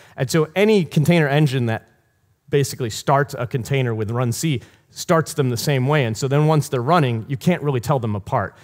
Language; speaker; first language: English; native; English